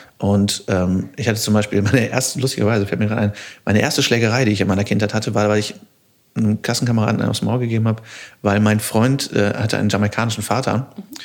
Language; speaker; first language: German; native; German